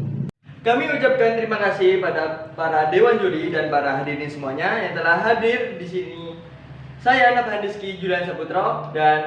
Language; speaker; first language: Indonesian; native; Indonesian